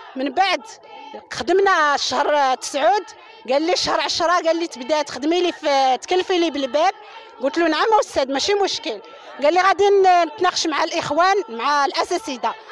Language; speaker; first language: Arabic; native; Arabic